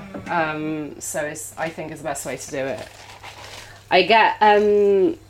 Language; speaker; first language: English; non-native, fluent; Italian